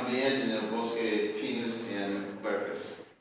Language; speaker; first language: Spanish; non-native, learner; English